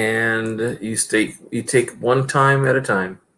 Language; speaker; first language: English; native; English